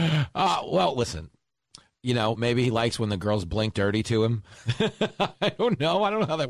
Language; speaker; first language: English; native; English